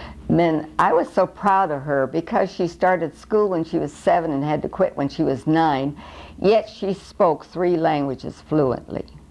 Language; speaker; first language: English; early bilingual, other home language; Swedish